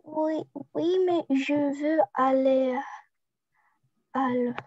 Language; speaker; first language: French; non-native, learner; Russian